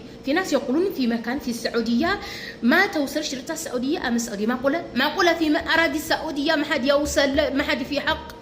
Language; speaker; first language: Arabic; non-native, fluent; Amharic